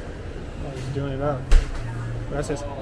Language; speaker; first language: English; native; English